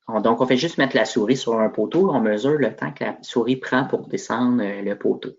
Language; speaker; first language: French; native; French